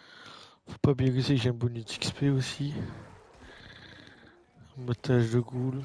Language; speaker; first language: French; native; French